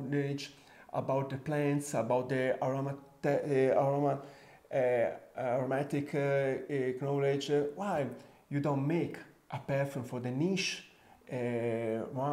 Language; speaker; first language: English; non-native, fluent; Italian